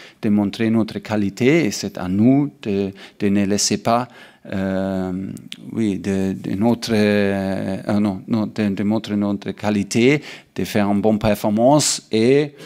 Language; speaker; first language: French; non-native, learner; German